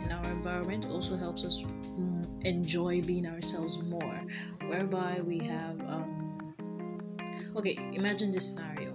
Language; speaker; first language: English; non-native, local second language; Yoruba